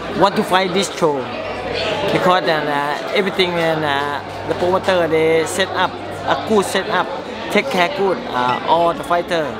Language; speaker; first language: English; non-native, learner; Thai